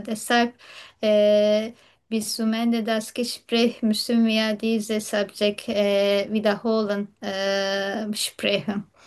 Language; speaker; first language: German; non-native, learner; Turkish